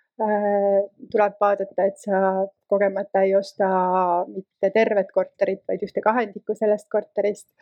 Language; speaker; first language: Estonian; native; Estonian